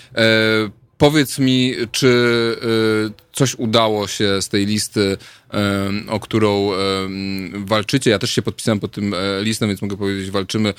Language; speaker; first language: Polish; native; Polish